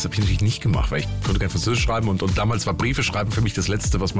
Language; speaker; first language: German; native; German